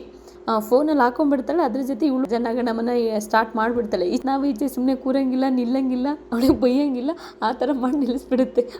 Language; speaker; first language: Kannada; native; Kannada